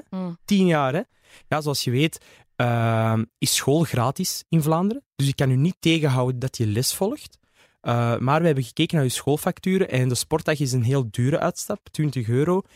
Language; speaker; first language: Dutch; early bilingual, other home language; Arabic